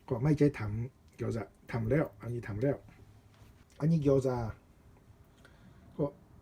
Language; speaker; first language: Thai; non-native, learner; Japanese